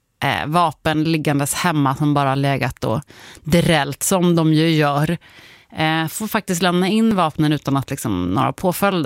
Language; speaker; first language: Swedish; native; Swedish